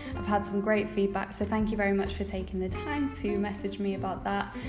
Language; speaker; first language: English; native; English